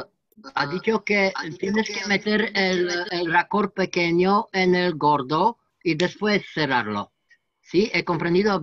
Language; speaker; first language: Spanish; non-native, learner; French